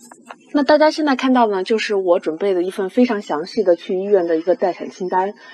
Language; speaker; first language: Chinese; native; Chinese